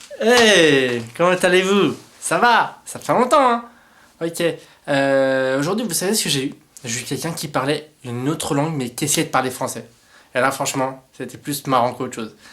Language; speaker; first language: French; native; French